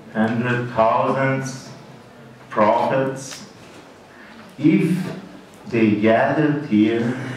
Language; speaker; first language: English; non-native, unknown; Persian